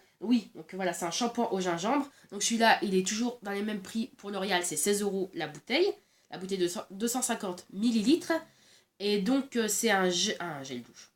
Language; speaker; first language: French; native; French